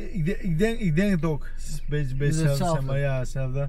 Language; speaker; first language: Dutch; non-native, fluent; Armenian